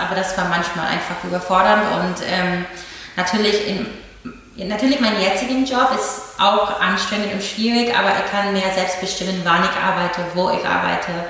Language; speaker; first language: German; non-native, fluent; English